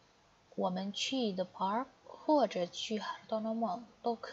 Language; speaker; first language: Chinese; non-native, fluent; Indonesian